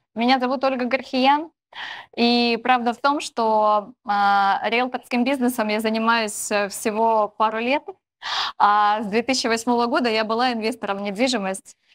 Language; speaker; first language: Russian; native; Russian